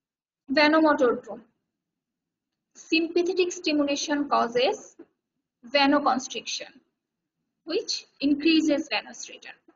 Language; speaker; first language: English; non-native, local second language; Bangla